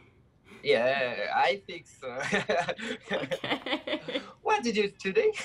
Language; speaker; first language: English; non-native, learner; Portuguese